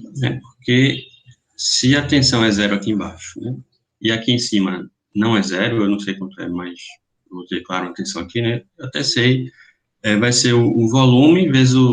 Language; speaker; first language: Portuguese; native; Portuguese